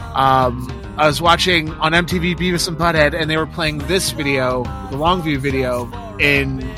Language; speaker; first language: English; native; English